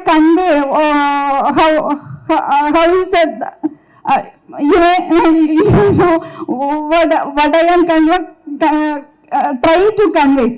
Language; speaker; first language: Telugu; non-native, learner; Malayalam